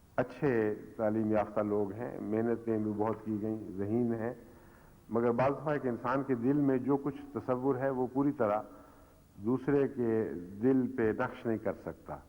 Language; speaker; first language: Urdu; native; Urdu